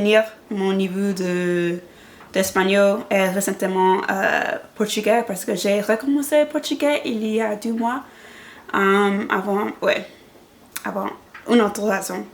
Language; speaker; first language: French; non-native, learner; English